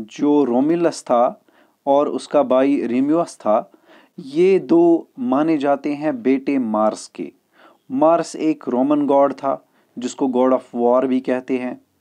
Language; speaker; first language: Hindi; non-native, local second language; Kashmiri